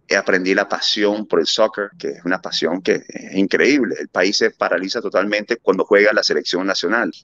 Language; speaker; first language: Spanish; early bilingual, other home language; German